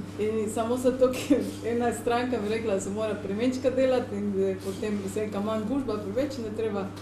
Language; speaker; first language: Slovenian; non-native, learner; Spanish